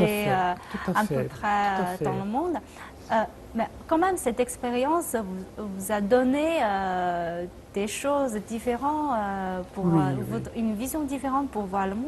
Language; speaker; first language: French; non-native, fluent; Chinese